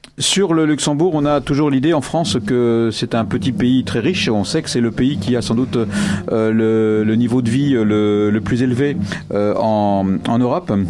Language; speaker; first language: French; native; French